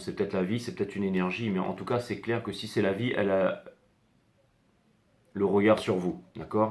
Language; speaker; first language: French; native; French